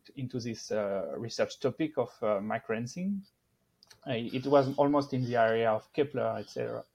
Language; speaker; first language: English; non-native, fluent; French